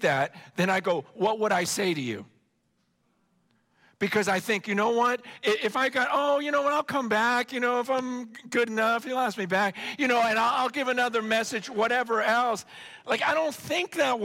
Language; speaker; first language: English; native; English